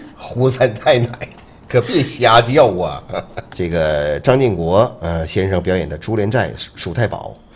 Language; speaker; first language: Chinese; native; Chinese